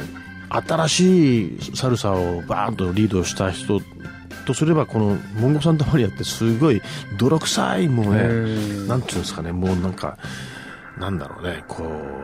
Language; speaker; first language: Japanese; native; Japanese